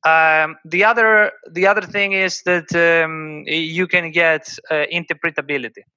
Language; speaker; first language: English; non-native, fluent; Greek